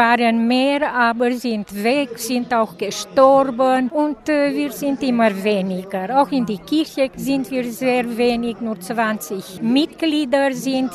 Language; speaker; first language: German; non-native, local second language; Romanian